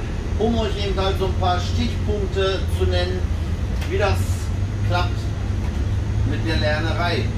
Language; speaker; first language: German; native; German